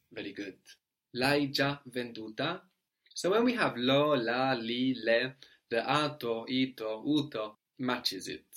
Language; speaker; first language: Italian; non-native, fluent; English